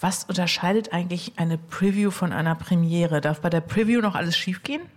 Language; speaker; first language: German; native; German